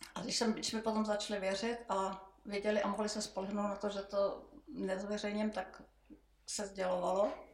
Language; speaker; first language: Czech; native; Czech